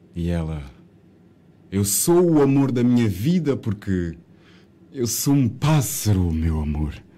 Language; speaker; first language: Portuguese; native; Portuguese